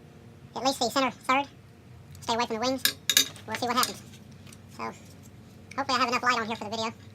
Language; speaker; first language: English; native; English